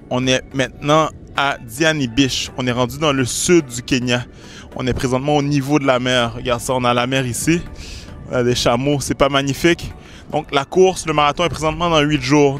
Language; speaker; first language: French; native; French